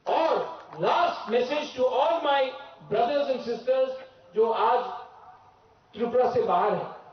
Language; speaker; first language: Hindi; non-native, local second language; Kok Borok